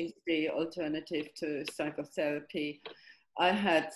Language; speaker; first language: English; non-native, fluent; German